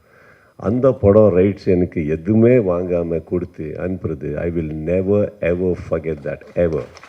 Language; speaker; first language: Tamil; non-native, learner; Kannada